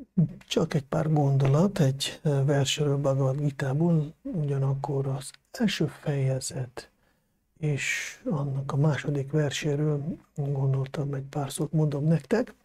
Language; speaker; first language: Hungarian; non-native, fluent; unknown